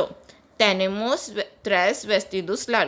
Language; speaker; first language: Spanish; non-native, learner; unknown